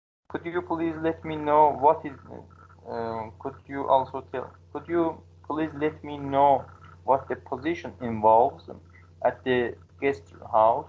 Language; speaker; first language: English; non-native, learner; Azerbaijani